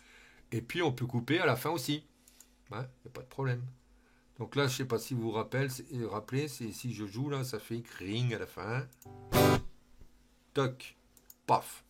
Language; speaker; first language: French; native; French